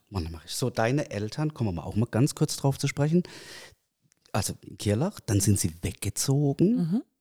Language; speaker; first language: German; native; German